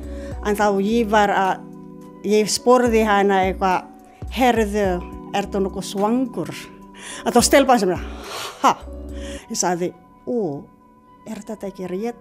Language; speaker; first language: Icelandic; non-native, learner; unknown